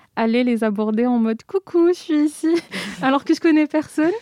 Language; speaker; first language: French; non-native, local second language; Arabic